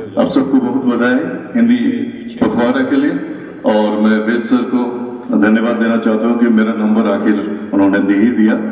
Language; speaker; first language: Hindi; non-native, local second language; Bangla